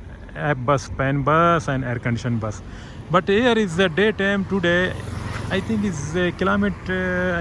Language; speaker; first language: English; non-native, learner; Urdu